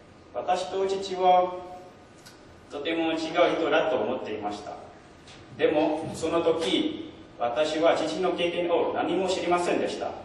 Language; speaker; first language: Japanese; non-native, learner; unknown